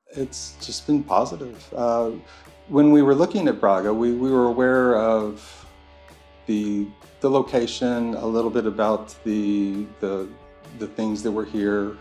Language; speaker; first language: English; native; English